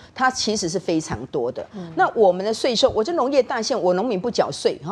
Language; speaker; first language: Chinese; native; Chinese